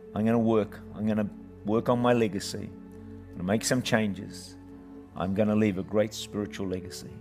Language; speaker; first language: English; native; English